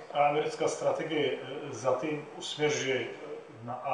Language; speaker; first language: Czech; non-native, fluent; Arabic